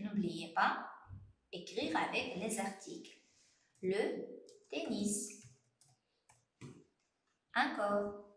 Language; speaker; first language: French; non-native, fluent; Uzbek